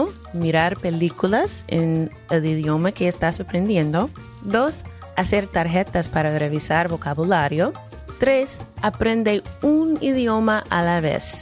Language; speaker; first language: Spanish; non-native, fluent; English